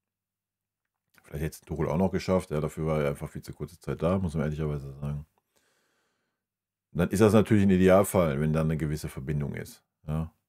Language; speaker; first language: German; native; German